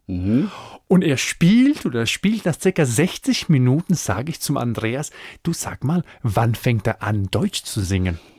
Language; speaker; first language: German; non-native, fluent; Croatian